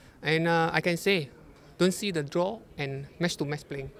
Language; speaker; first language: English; non-native, learner; Malay